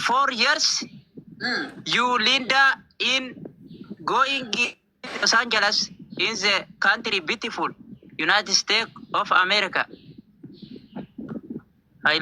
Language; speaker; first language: English; non-native, learner; Oromo